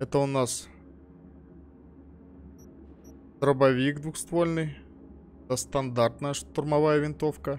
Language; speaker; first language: Russian; native; Russian